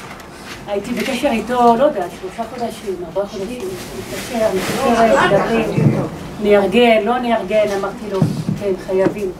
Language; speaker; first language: Hebrew; non-native, fluent; French